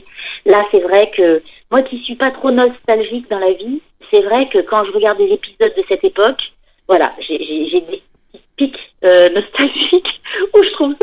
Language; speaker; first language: French; native; French